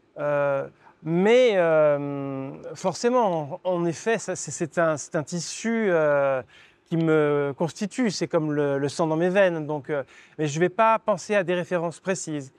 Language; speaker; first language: French; native; French